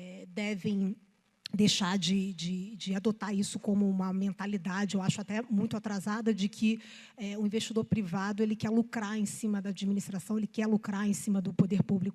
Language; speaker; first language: Portuguese; native; Portuguese